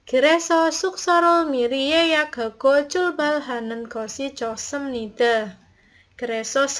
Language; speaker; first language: Korean; non-native, learner; Indonesian